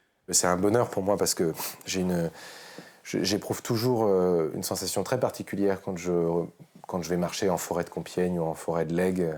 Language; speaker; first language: French; native; French